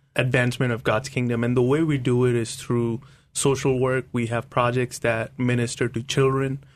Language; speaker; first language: English; non-native, local second language; Hindi